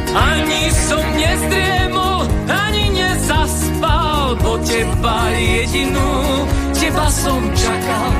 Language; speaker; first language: Slovak; native; Slovak